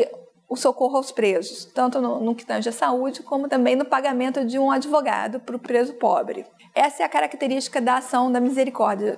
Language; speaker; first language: Portuguese; native; Portuguese